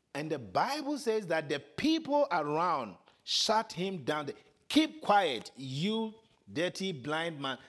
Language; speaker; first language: English; non-native, local second language; Akan